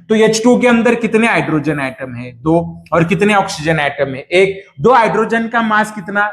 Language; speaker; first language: Hindi; non-native, local second language; Marathi